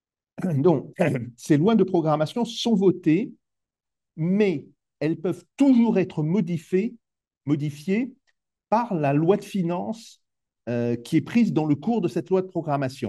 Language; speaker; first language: French; native; French